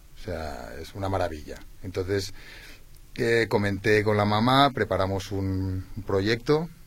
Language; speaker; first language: Spanish; native; Spanish